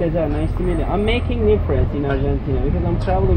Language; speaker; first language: English; non-native, learner; Turkish